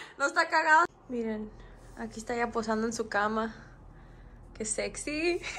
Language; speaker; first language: Spanish; early bilingual, heritage; Spanish